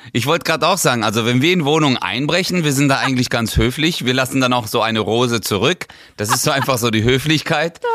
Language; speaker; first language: German; early bilingual, other home language; Turkish